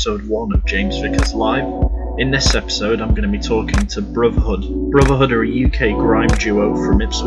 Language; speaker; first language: English; native; English